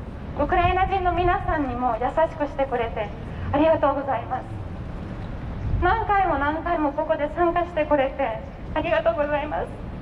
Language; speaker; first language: Japanese; non-native, fluent; Ukrainian